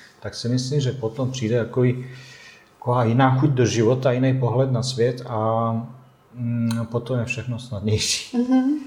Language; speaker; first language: Czech; non-native, fluent; Bosnian